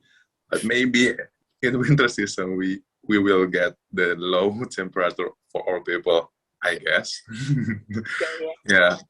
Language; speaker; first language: English; non-native, fluent; Indonesian